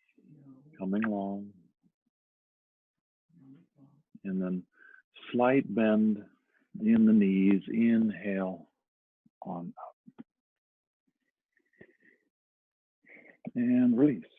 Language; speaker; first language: English; native; English